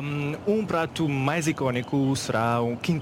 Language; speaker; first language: Portuguese; non-native, learner; Uzbek